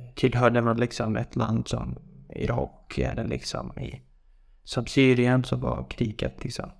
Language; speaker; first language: Swedish; non-native, fluent; Kurdish